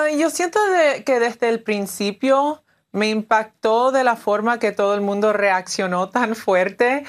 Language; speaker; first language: Spanish; early bilingual, heritage; Spanish